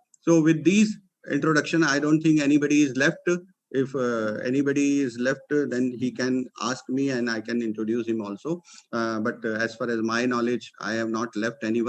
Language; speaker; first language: English; non-native, local second language; Hindi